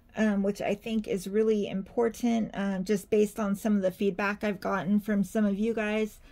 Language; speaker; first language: English; native; English